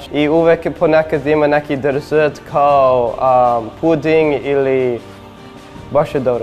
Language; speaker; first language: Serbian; early bilingual, heritage; English